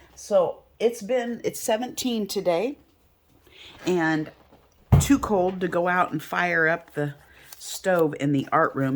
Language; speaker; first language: English; native; English